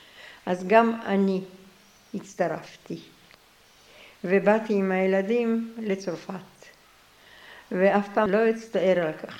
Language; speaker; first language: Hebrew; non-native, fluent; Polish